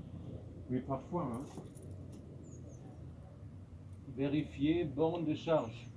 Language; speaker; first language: French; non-native, fluent; German